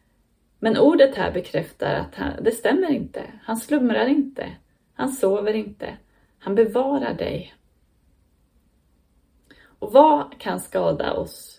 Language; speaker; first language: Swedish; native; Swedish